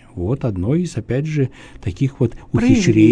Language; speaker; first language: Russian; native; Russian